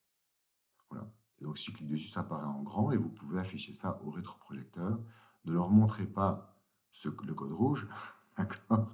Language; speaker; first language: French; native; French